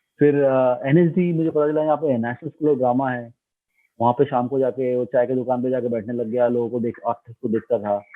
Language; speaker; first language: Hindi; non-native, local second language; Bangla